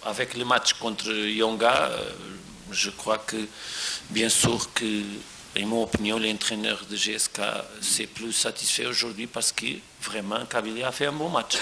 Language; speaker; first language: French; non-native, fluent; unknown